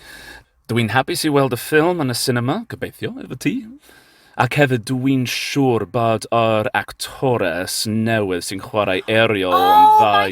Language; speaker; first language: Welsh; non-native, learner; English